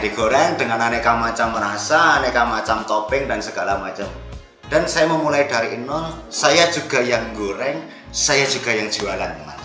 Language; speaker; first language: Indonesian; non-native, local second language; Javanese